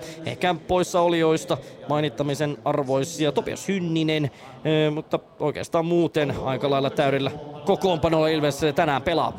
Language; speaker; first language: Finnish; native; Finnish